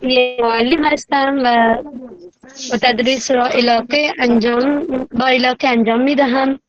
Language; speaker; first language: Persian; non-native, fluent; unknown